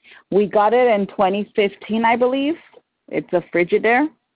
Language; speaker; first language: English; early bilingual, other home language; Spanish